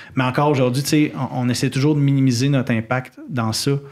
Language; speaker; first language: French; native; French